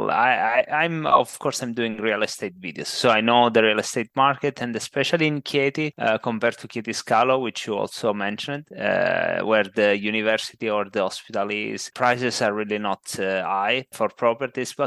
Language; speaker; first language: English; non-native, fluent; Italian